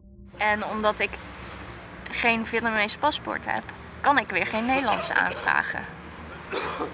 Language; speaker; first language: Dutch; early bilingual, other home language; Vietnamese